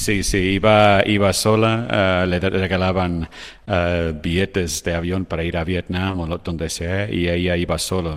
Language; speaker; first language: Spanish; non-native, fluent; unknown